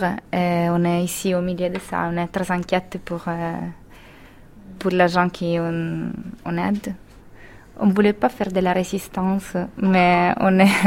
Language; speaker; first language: French; non-native, fluent; Italian